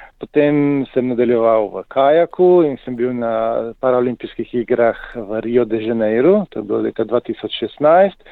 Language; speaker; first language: Slovenian; native; Slovenian